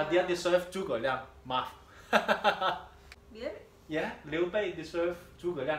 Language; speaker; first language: Indonesian; non-native, learner; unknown